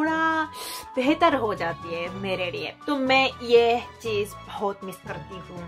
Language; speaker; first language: Hindi; non-native, fluent; Japanese